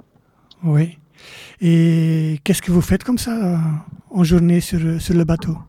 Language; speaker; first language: French; native; French